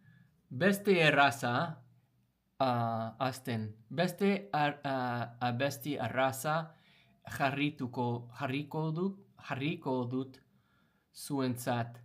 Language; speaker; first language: Basque; non-native, learner; English